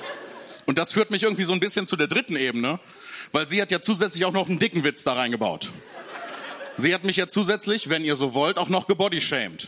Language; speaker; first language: German; native; German